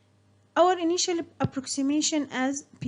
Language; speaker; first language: English; non-native, fluent; Arabic